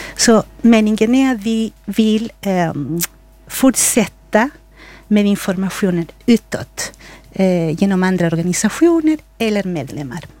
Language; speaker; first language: Swedish; non-native, fluent; Spanish